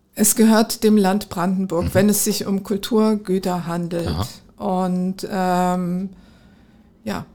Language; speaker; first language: German; native; German